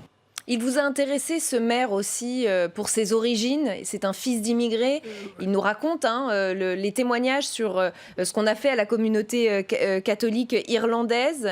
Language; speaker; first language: French; native; French